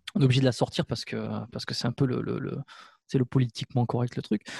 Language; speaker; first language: French; native; French